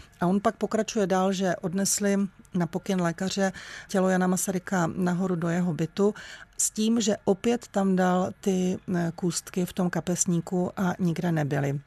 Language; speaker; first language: Czech; native; Czech